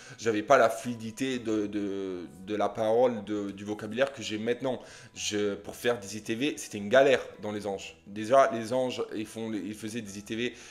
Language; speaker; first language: French; non-native, fluent; Italian